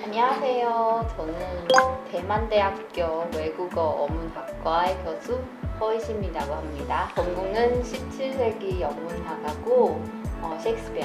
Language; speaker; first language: Korean; non-native, learner; Chinese